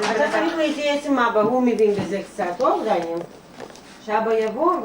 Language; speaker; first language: Hebrew; non-native, fluent; Russian